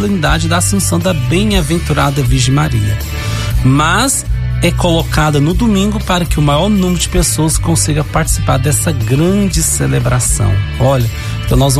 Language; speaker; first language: Portuguese; native; Portuguese